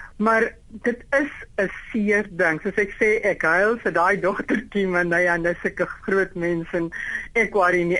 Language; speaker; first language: Afrikaans; non-native, local second language; English